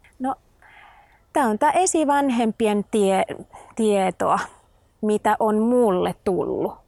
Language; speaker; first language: Finnish; non-native, fluent; Spanish